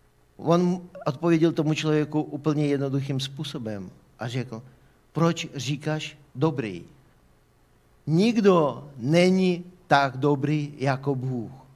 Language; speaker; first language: Czech; non-native, fluent; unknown